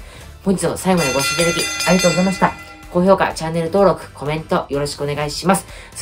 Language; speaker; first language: Japanese; native; Japanese